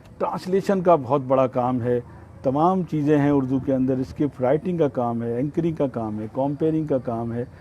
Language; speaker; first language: Urdu; native; Urdu